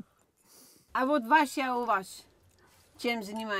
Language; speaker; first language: Russian; non-native, fluent; Dutch